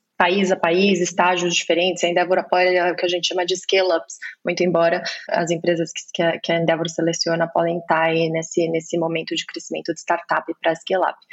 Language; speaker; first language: Portuguese; native; Portuguese